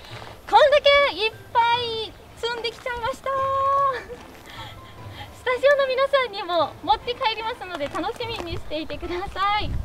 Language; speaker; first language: Japanese; native; Japanese